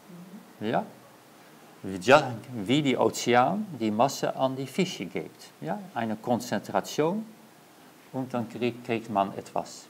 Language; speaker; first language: German; non-native, learner; Dutch